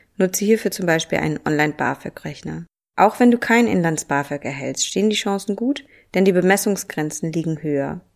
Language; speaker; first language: German; native; German